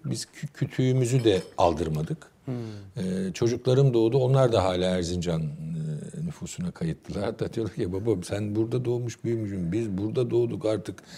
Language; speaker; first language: Turkish; native; Turkish